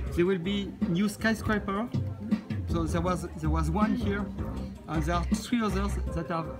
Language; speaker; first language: English; non-native, fluent; French